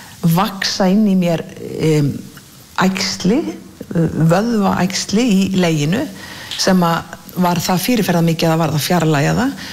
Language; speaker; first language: Icelandic; native; Icelandic